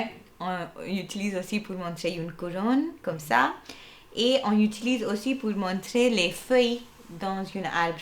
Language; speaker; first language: French; non-native, fluent; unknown